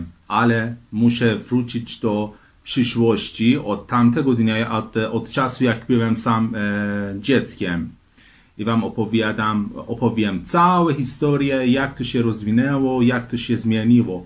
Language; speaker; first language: Polish; non-native, fluent; Persian